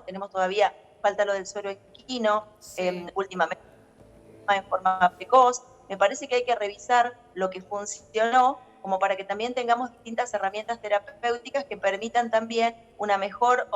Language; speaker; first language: Spanish; native; Spanish